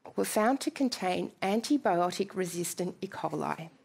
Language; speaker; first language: English; native; English